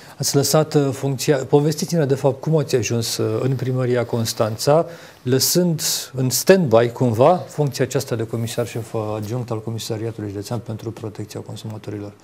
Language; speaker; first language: Romanian; native; Romanian